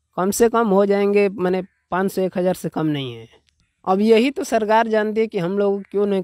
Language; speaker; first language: Hindi; native; Hindi